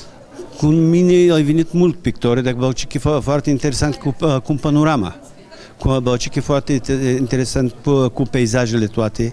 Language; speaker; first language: Romanian; non-native, learner; Bulgarian